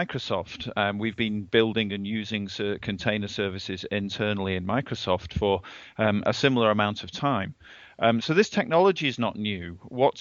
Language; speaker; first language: English; native; English